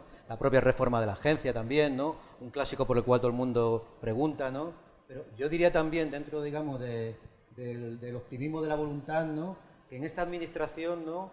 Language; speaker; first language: Spanish; native; Spanish